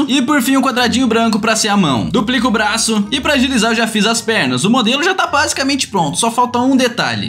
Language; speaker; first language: Portuguese; native; Portuguese